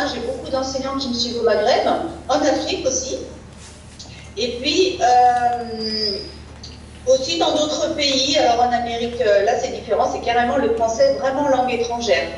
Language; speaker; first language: French; native; French